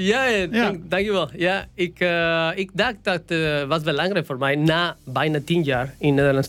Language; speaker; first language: Dutch; non-native, learner; Spanish